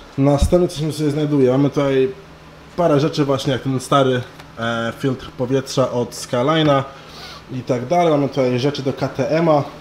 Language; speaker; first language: Polish; early bilingual, other home language; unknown